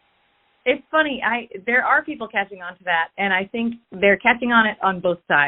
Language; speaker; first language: English; native; English